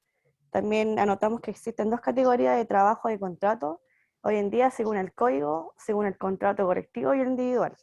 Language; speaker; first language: Spanish; native; Spanish